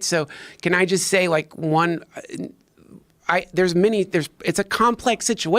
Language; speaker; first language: English; native; English